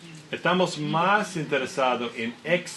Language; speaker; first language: Spanish; non-native, learner; English